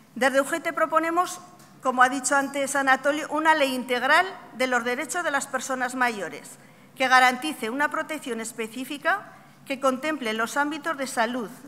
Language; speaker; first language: Spanish; native; Spanish